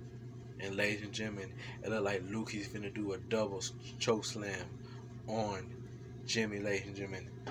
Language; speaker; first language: English; native; English